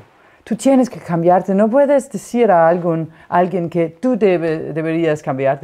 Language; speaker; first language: Spanish; non-native, fluent; Danish